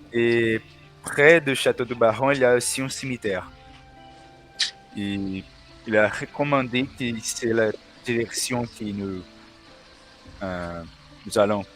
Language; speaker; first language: French; non-native, learner; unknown